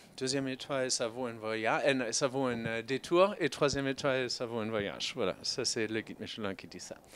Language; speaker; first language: French; non-native, fluent; German